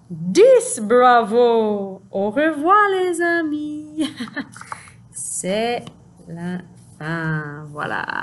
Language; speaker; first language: French; non-native, fluent; English